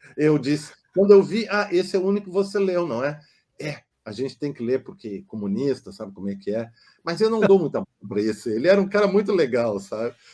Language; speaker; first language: Portuguese; non-native, local second language; German